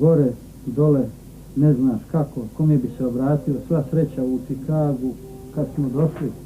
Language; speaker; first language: Bosnian; native; Bosnian